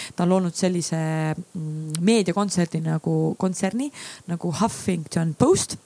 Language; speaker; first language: Estonian; native; Estonian